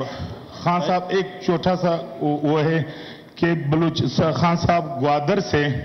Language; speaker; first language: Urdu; non-native, local second language; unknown